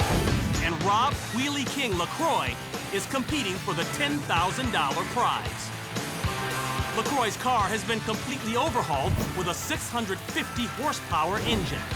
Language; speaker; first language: English; native; English